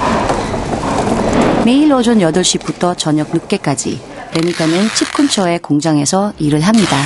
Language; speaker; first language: Korean; native; Korean